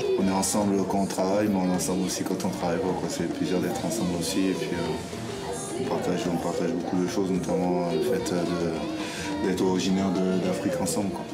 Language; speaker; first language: French; native; French